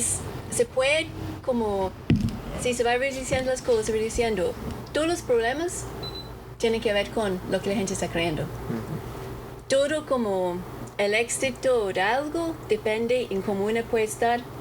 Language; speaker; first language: Spanish; non-native, fluent; English